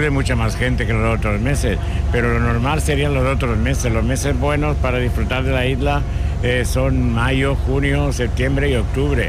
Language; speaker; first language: Spanish; native; Spanish